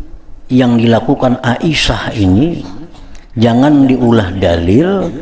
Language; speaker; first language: Indonesian; non-native, local second language; Banjar